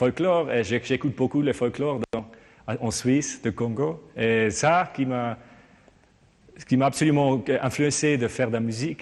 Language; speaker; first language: French; non-native, learner; German